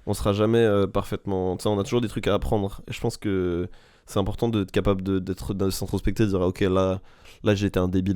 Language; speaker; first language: French; native; French